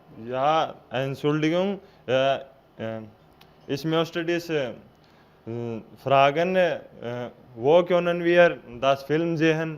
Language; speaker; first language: German; non-native, learner; Hindi